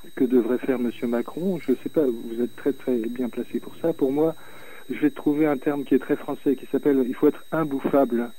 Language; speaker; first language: French; native; French